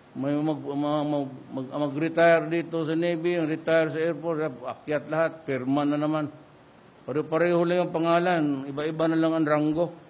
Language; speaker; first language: Filipino; non-native, local second language; Cebuano